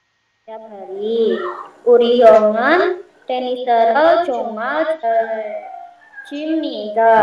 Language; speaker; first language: Korean; non-native, learner; Indonesian